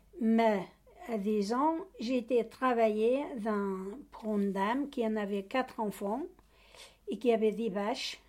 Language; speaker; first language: French; non-native, learner; Portuguese